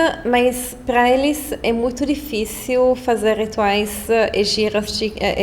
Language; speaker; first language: Portuguese; non-native, fluent; Italian